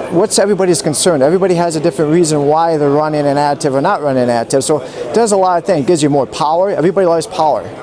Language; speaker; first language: English; native; English